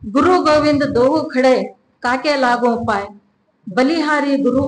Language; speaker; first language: Hindi; non-native, local second language; Kannada